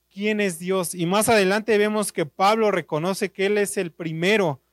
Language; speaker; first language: Spanish; native; Spanish